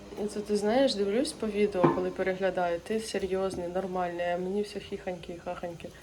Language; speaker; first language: Ukrainian; non-native, local second language; Russian